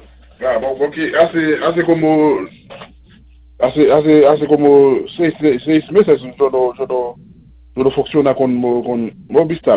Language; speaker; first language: Spanish; non-native, learner; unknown